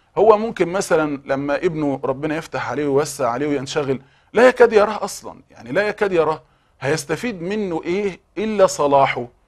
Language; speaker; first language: Arabic; native; Arabic